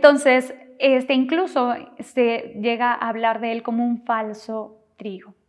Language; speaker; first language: Spanish; native; Spanish